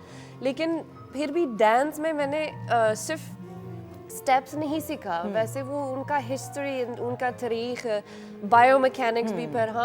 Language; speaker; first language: Hindi; non-native, learner; English